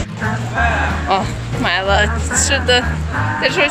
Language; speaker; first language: Chinese; non-native, learner; Russian